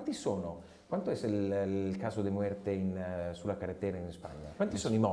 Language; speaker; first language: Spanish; non-native, learner; Italian